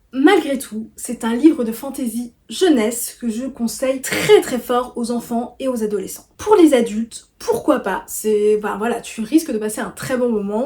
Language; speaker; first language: French; native; French